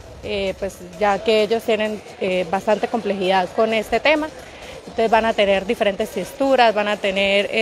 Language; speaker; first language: Spanish; native; Spanish